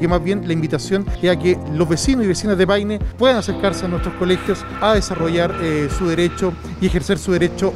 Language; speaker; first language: Spanish; native; Spanish